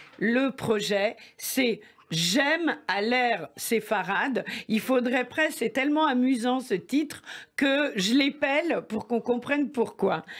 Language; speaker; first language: French; native; French